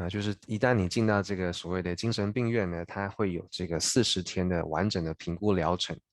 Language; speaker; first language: Chinese; native; Chinese